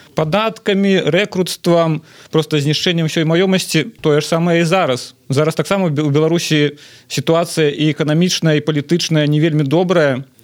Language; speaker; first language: Belarusian; native; Belarusian